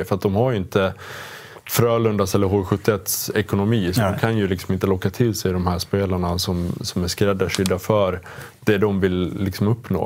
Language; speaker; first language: Swedish; native; Swedish